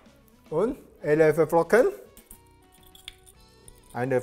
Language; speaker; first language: German; non-native, learner; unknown